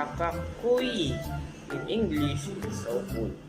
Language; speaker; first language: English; non-native, local second language; Filipino